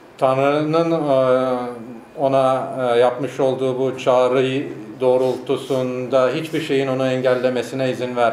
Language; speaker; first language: Turkish; native; Turkish